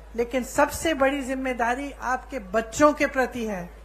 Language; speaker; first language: Hindi; native; Hindi